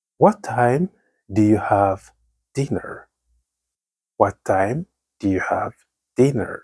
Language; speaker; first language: English; non-native, fluent; Tigrinya